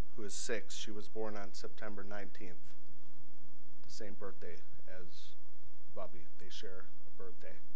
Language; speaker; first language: English; native; English